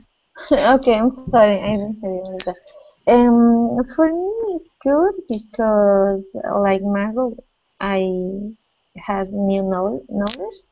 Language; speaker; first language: English; non-native, learner; Spanish